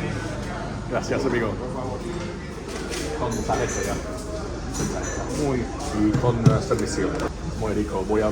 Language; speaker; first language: Spanish; non-native, learner; English